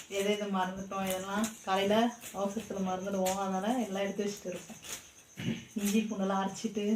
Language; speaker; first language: Tamil; native; Tamil